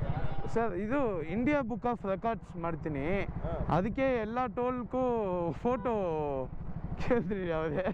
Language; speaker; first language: Kannada; non-native, learner; Tamil